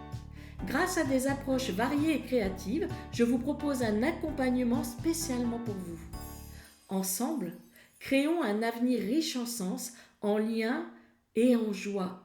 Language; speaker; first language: French; native; French